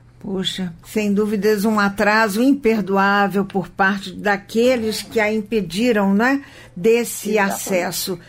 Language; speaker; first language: Portuguese; native; Portuguese